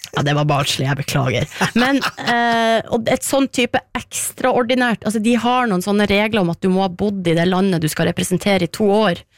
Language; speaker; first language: Norwegian; native; Norwegian